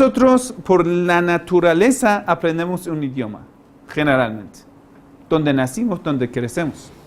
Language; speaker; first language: Spanish; non-native, fluent; Persian